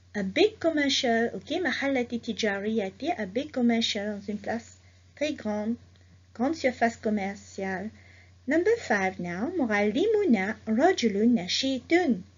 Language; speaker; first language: French; non-native, local second language; Morisyen